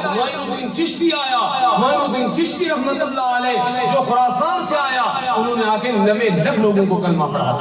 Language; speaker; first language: Urdu; non-native, local second language; Sindhi